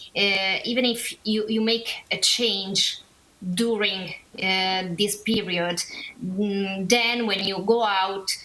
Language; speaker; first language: English; non-native, learner; Italian